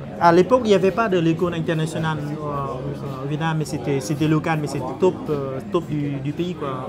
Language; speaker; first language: French; non-native, fluent; Vietnamese